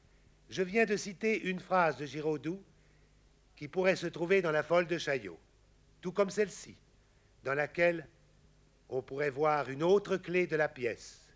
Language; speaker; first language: French; native; French